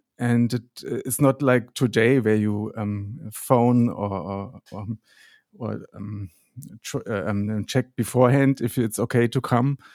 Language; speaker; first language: English; non-native, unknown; German